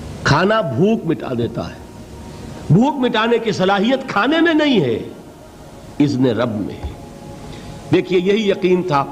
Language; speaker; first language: Urdu; native; Urdu